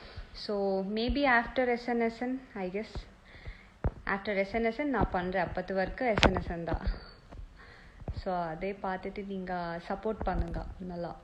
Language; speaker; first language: Tamil; non-native, fluent; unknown